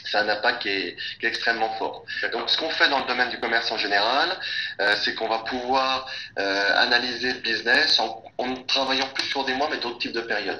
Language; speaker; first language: French; native; French